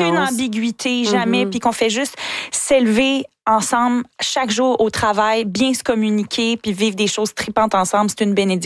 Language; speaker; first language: French; native; French